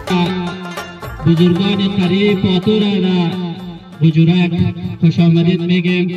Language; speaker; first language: Persian; native; Persian